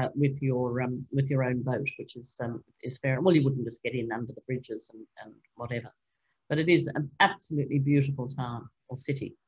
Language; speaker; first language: English; native; English